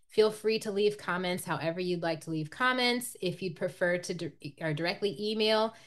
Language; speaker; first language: English; native; English